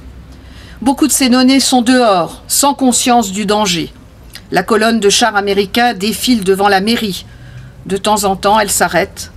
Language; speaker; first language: French; native; French